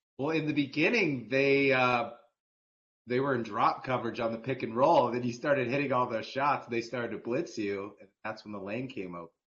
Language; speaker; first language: English; native; English